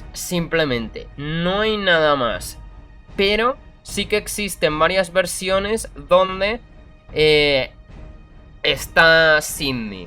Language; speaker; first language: Spanish; native; Spanish